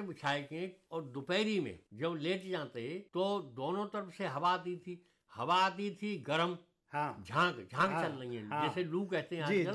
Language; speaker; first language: Hindi; native; Hindi